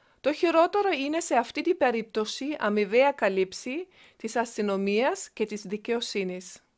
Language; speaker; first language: Greek; non-native, learner; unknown